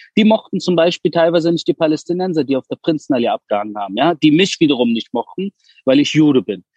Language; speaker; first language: German; early bilingual, other home language; Persian